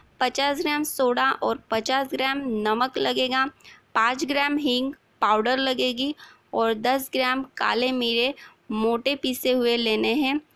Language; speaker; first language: Hindi; non-native, local second language; Marathi